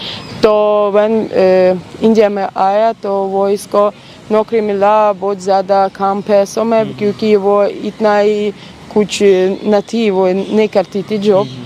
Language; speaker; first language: Hindi; non-native, learner; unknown